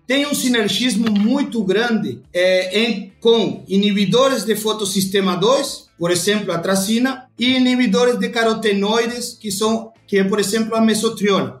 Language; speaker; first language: Portuguese; non-native, fluent; Spanish